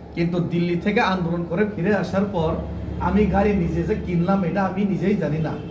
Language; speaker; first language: Bangla; non-native, local second language; Kok Borok